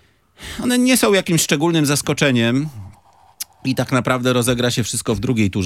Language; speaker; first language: Polish; native; Polish